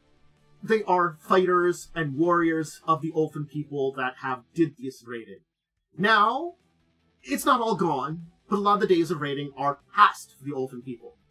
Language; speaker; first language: English; native; English